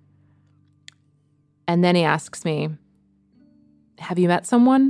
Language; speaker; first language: English; native; English